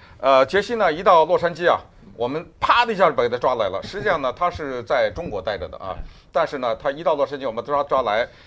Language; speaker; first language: Chinese; native; Chinese